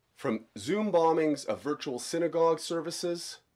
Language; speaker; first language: English; native; English